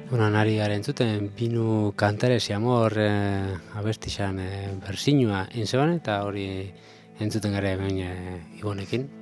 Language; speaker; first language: Basque; native; Basque